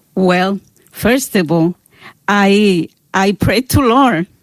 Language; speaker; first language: English; non-native, learner; Spanish